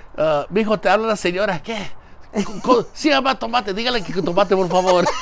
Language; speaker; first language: Spanish; early bilingual, heritage; Spanish